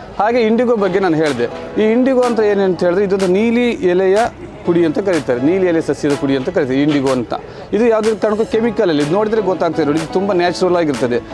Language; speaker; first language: Kannada; native; Kannada